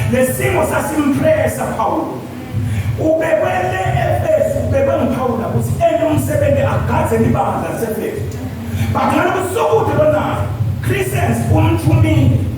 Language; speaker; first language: Zulu; non-native, local second language; Swati